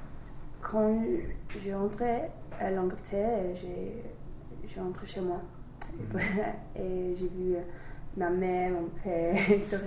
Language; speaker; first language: French; non-native, learner; English